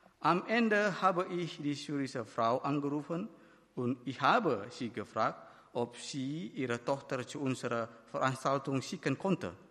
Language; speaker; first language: German; non-native, fluent; Batak Toba